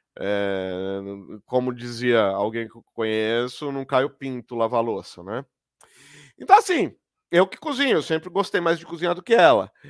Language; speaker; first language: Portuguese; native; Portuguese